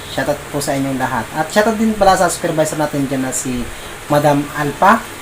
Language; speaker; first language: Filipino; native; Filipino